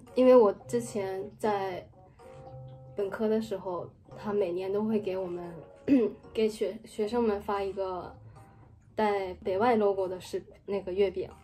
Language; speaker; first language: Chinese; non-native, fluent; Japanese